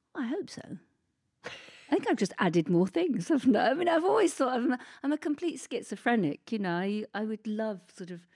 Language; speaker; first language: English; native; English